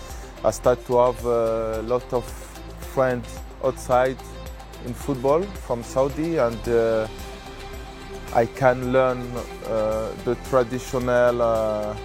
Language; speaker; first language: English; non-native, learner; French